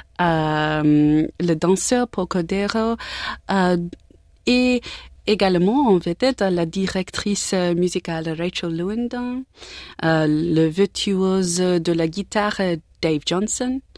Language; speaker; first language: French; non-native, learner; English